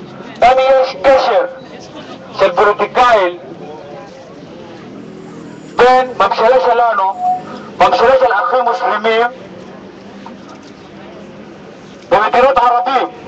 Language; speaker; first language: Hebrew; non-native, learner; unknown